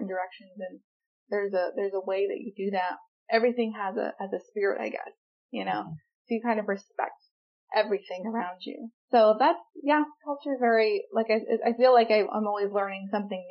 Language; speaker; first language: English; native; English